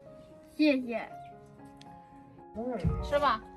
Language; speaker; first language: Chinese; non-native, fluent; Indonesian